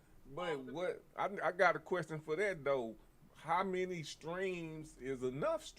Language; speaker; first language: English; native; English